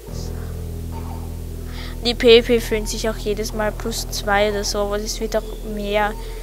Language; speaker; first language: German; native; German